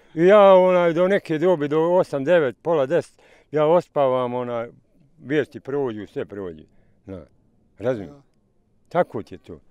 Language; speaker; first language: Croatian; native; Croatian